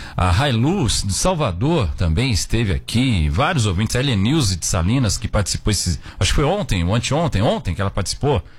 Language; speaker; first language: Portuguese; native; Portuguese